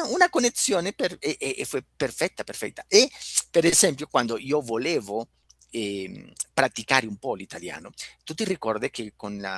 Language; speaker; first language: Italian; non-native, fluent; Spanish